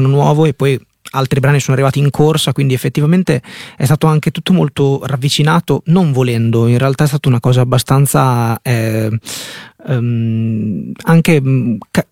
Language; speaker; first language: Italian; native; Italian